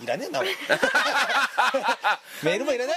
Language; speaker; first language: Japanese; native; Japanese